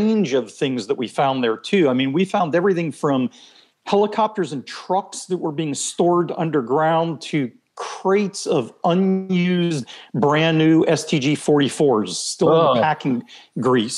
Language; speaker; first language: English; non-native, fluent; Hebrew